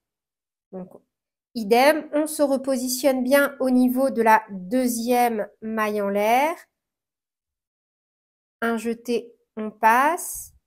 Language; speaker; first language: French; native; French